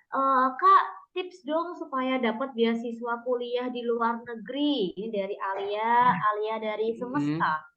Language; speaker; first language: Indonesian; native; Indonesian